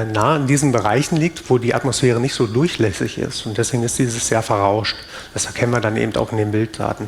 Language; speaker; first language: German; native; German